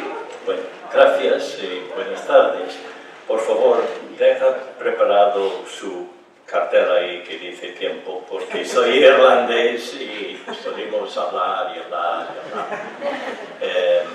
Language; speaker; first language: Spanish; non-native, fluent; English